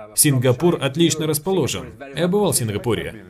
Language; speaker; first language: Russian; non-native, fluent; Swedish